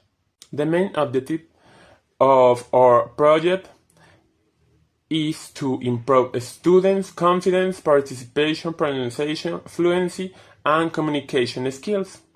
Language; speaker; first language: English; non-native, fluent; Spanish